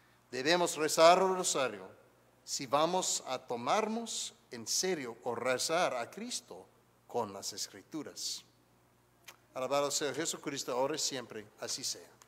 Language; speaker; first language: Spanish; non-native, learner; English